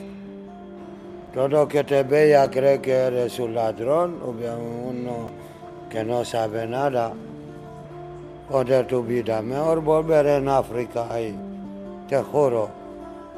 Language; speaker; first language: Spanish; non-native, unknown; Arabic